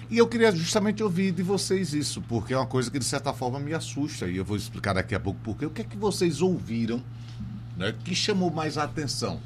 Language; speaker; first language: Portuguese; native; Portuguese